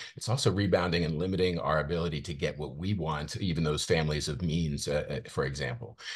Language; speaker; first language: English; native; English